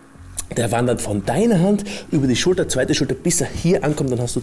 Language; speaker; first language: German; native; German